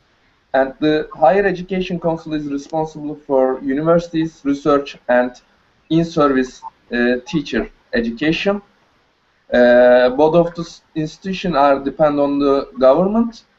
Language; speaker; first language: English; non-native, learner; Turkish